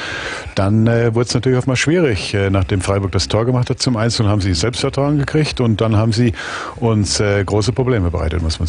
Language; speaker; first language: German; native; German